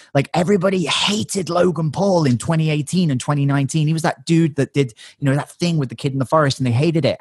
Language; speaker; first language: English; native; English